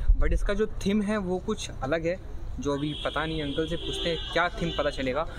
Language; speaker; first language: Hindi; native; Hindi